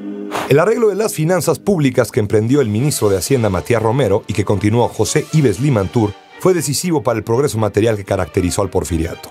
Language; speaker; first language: Spanish; native; Spanish